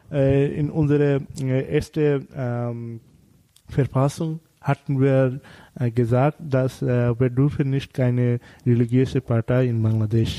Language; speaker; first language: German; non-native, learner; Bangla